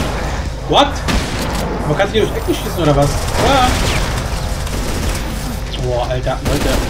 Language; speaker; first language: German; native; German